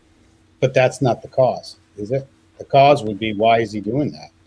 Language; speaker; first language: English; native; English